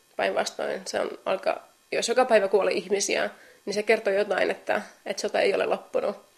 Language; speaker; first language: Finnish; non-native, fluent; Kurdish